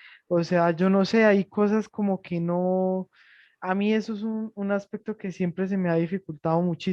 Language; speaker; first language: Spanish; native; Spanish